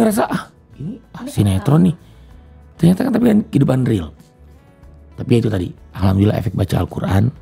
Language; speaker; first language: Indonesian; native; Indonesian